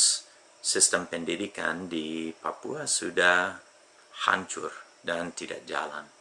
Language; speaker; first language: Indonesian; non-native, fluent; English